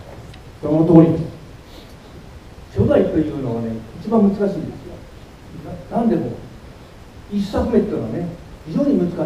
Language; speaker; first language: Japanese; native; Japanese